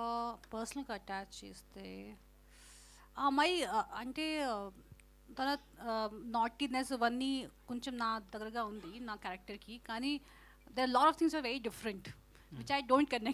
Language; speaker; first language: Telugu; non-native, fluent; Hindi